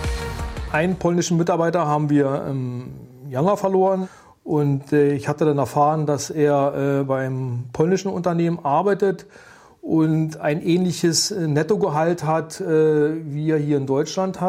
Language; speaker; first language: German; native; German